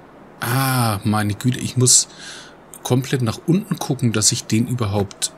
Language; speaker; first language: German; native; German